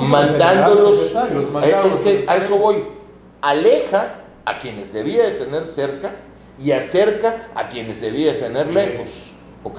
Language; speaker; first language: Spanish; native; Spanish